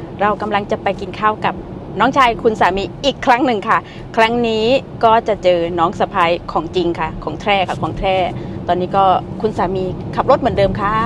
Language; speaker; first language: Thai; native; Thai